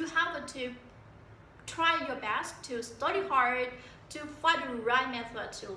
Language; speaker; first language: English; non-native, fluent; Vietnamese